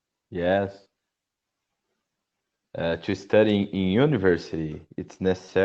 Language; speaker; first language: English; non-native, learner; Portuguese